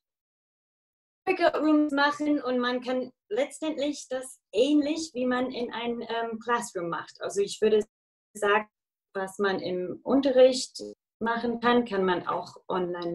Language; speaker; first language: German; non-native, fluent; English